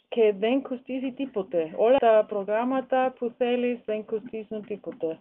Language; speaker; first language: Greek; non-native, learner; German